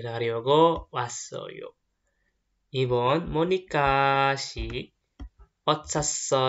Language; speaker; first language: Korean; non-native, fluent; Indonesian